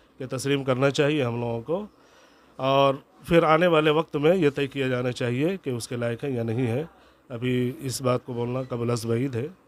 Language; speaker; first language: Hindi; native; Hindi